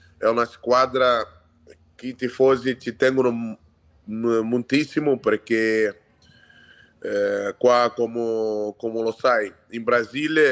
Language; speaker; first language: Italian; non-native, fluent; Portuguese